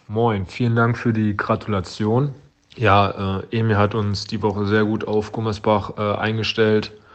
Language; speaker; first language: German; native; German